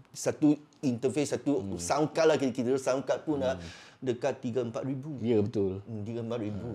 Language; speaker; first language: Malay; non-native, local second language; Cantonese